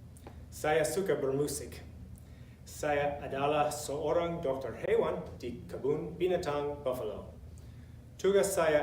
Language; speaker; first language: Indonesian; non-native, learner; English